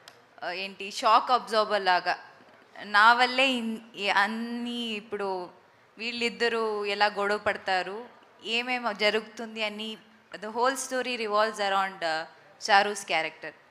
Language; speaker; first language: Telugu; non-native, fluent; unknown